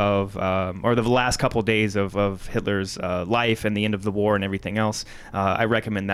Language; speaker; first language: English; native; English